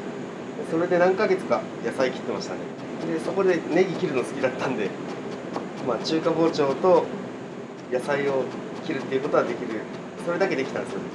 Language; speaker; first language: Japanese; native; Japanese